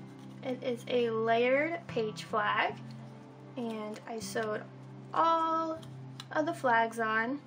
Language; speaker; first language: English; native; English